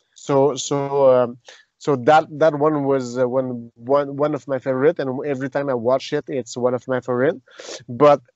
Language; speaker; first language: English; non-native, fluent; French